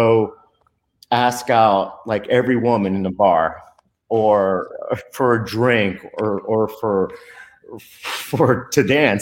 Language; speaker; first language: English; early bilingual, other home language; Spanish